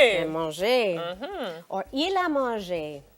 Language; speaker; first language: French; non-native, fluent; English